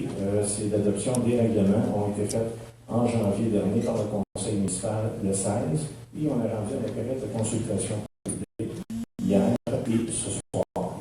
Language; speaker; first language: French; native; French